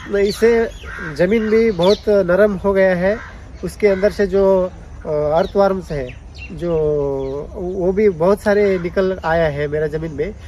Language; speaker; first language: Hindi; non-native, local second language; Kannada